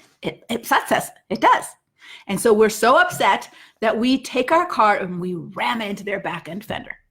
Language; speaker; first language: English; native; English